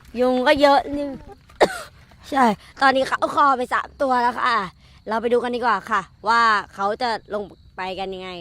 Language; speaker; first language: Thai; native; Thai